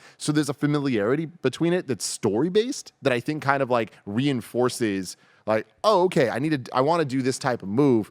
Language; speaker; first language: English; native; English